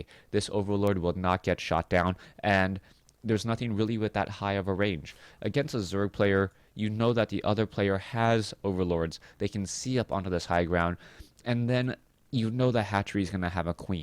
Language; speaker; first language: English; native; English